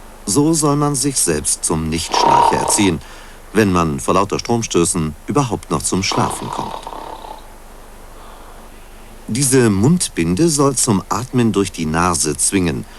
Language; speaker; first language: German; native; German